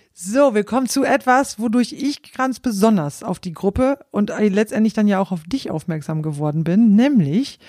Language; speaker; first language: German; native; German